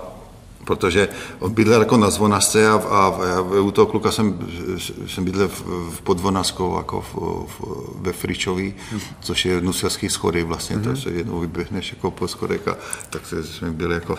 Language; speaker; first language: Czech; non-native, fluent; Hungarian